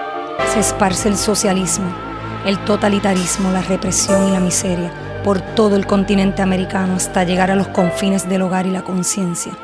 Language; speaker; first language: Spanish; native; Spanish